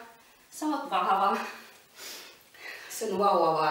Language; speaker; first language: Finnish; non-native, learner; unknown